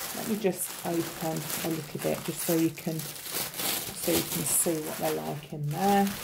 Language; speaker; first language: English; native; English